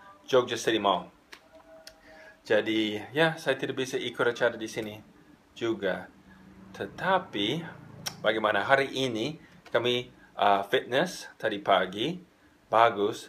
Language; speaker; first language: Indonesian; non-native, fluent; English